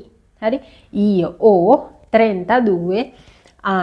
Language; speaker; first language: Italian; non-native, fluent; Sinhala